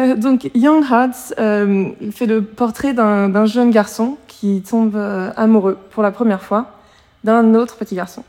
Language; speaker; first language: French; native; French